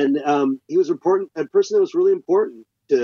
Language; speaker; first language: English; native; English